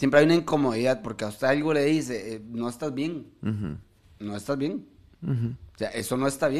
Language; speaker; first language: Spanish; native; Spanish